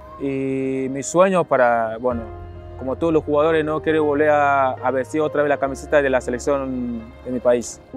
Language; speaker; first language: Spanish; non-native, fluent; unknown